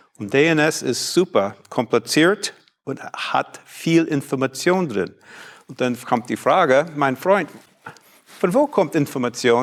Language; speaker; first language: German; non-native, fluent; English